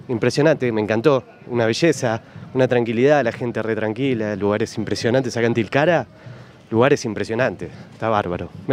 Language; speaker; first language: Spanish; native; Spanish